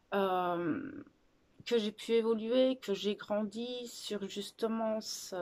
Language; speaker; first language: French; native; French